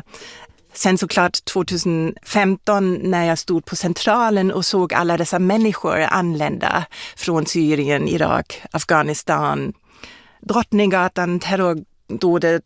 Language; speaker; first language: Swedish; non-native, fluent; German